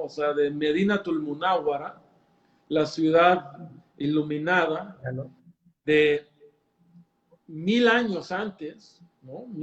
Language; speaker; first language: Spanish; native; Spanish